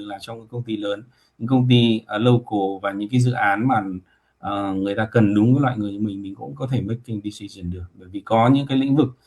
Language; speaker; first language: Vietnamese; native; Vietnamese